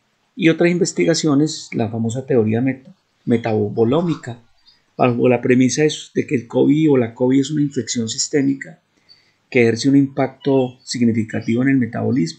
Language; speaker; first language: Spanish; native; Spanish